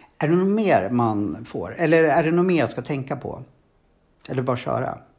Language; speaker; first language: Swedish; native; Swedish